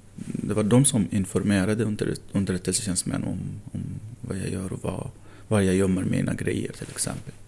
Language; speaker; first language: Swedish; non-native, fluent; Arabic